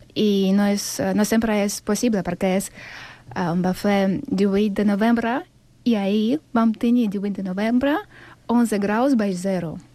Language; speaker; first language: Catalan; non-native, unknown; Russian